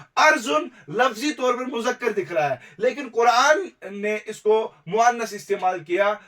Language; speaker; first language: Urdu; non-native, local second language; Kashmiri